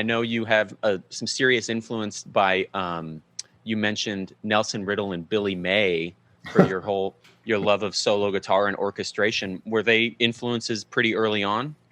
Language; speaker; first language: English; native; English